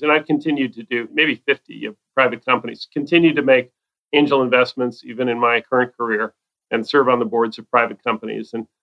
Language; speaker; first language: English; native; English